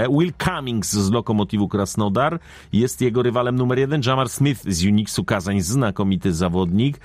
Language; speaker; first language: Polish; native; Polish